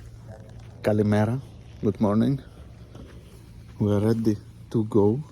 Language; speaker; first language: English; non-native, learner; Greek